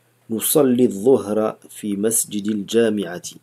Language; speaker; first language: Arabic; non-native, fluent; French